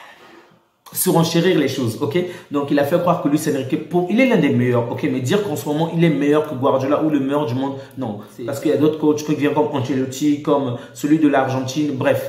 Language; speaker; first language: French; native; French